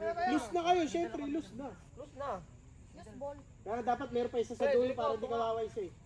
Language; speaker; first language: Filipino; non-native, local second language; Cebuano